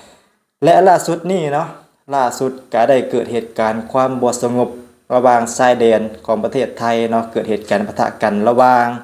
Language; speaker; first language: Thai; non-native, local second language; Northeastern Thai